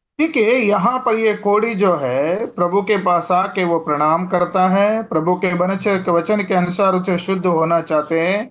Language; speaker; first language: Hindi; non-native, local second language; Telugu